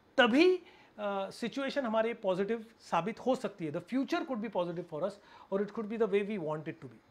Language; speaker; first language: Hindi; non-native, local second language; Marathi